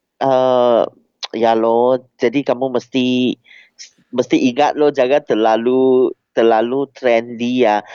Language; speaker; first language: Malay; non-native, local second language; Chinese